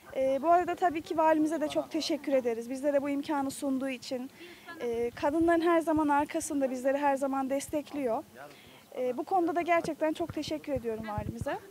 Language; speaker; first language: Turkish; native; Turkish